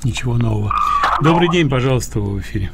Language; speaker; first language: Russian; native; Russian